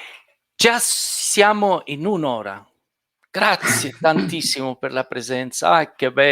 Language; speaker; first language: Italian; non-native, fluent; Portuguese